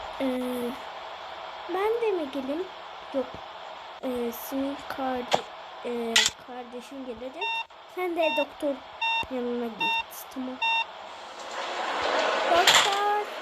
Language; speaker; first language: Turkish; early bilingual, heritage; Turkish